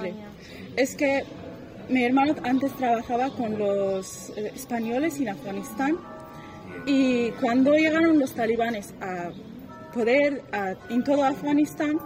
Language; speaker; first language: Spanish; non-native, learner; Persian